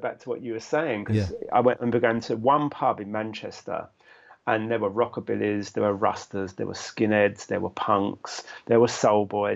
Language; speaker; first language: English; native; English